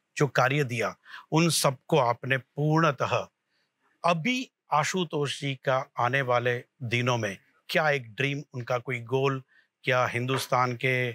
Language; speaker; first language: Hindi; non-native, local second language; Gujarati